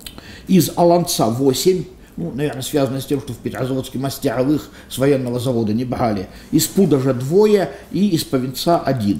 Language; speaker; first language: Russian; native; Russian